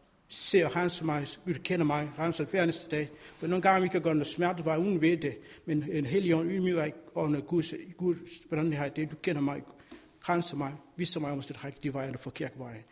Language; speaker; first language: Danish; non-native, fluent; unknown